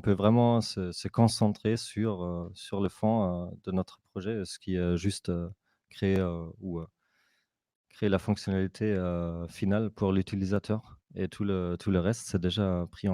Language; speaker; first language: French; non-native, fluent; German